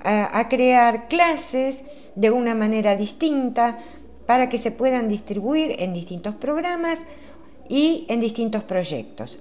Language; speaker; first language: Spanish; native; Spanish